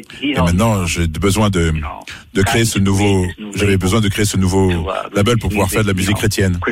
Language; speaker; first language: French; non-native, fluent; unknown